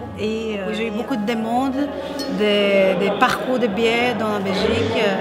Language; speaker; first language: French; non-native, fluent; Portuguese